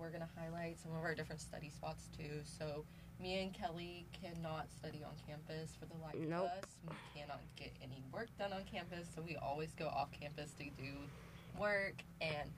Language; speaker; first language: English; native; English